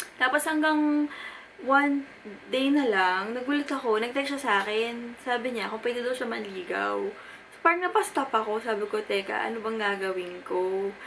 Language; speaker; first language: Filipino; native; Filipino